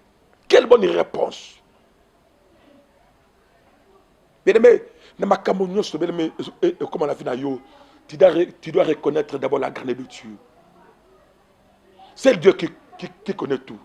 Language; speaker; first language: French; non-native, local second language; Lingala